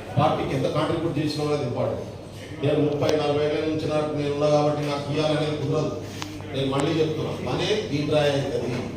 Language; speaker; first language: Telugu; non-native, local second language; Lambadi